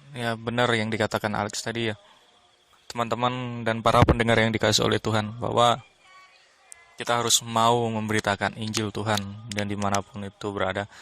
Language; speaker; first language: Indonesian; native; Indonesian